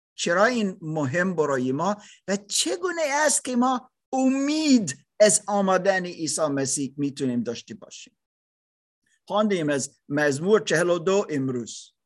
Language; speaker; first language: Persian; non-native, learner; German